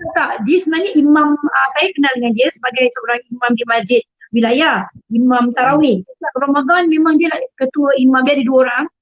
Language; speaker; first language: Malay; native; Malay